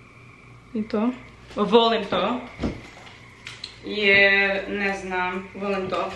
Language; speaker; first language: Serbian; non-native, learner; English